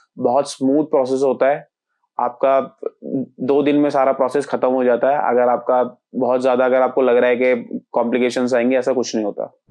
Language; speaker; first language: Hindi; native; Hindi